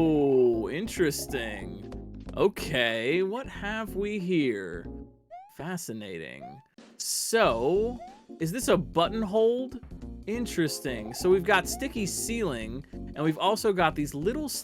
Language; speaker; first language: English; native; English